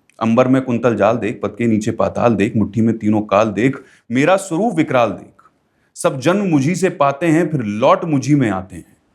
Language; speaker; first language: Hindi; native; Hindi